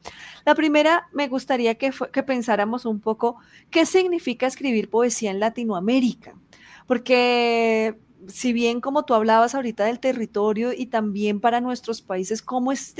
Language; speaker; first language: Spanish; native; Spanish